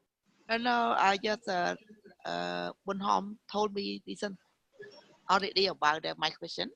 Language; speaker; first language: English; non-native, learner; Vietnamese